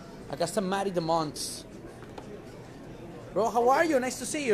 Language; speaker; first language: English; non-native, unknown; Spanish